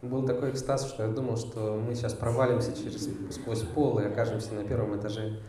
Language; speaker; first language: Russian; native; Russian